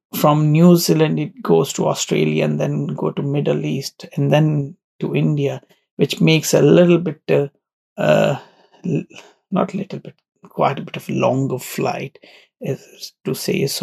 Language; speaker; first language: English; non-native, local second language; Punjabi